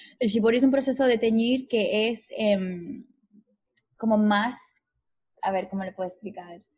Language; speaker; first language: Spanish; native; Spanish